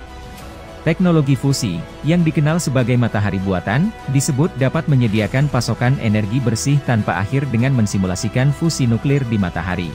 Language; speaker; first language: Indonesian; native; Indonesian